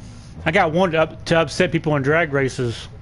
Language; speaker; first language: English; native; English